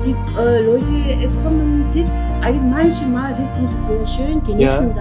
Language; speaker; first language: German; non-native, fluent; Korean